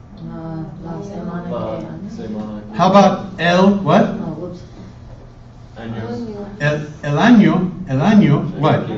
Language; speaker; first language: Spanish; non-native, fluent; English